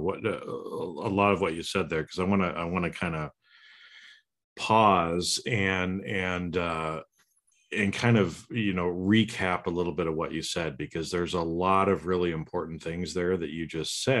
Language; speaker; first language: English; native; English